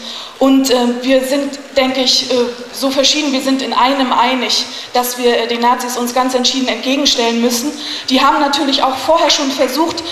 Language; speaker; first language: German; native; German